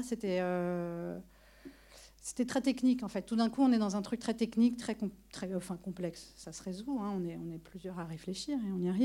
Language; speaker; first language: French; native; French